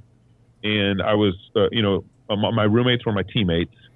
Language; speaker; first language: English; native; English